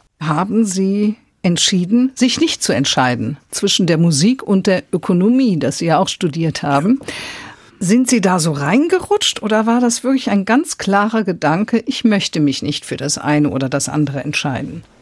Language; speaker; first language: German; native; German